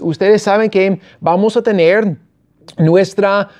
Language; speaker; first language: Spanish; non-native, fluent; English